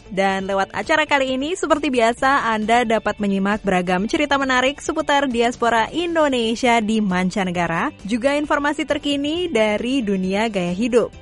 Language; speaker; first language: Indonesian; native; Indonesian